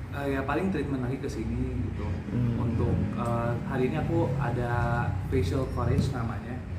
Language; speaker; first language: Indonesian; native; Indonesian